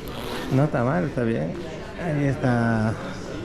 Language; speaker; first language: Spanish; native; Spanish